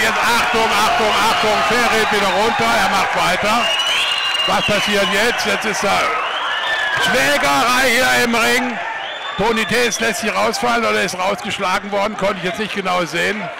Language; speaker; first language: German; native; German